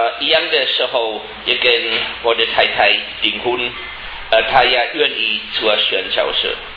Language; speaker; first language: Chinese; non-native, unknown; German